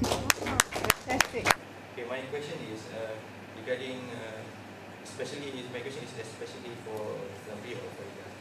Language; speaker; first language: English; non-native, local second language; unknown